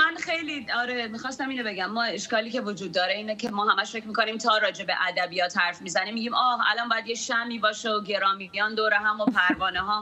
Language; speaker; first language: Persian; native; Persian